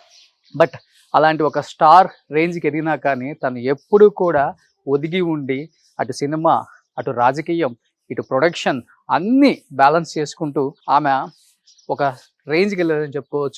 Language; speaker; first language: Telugu; native; Telugu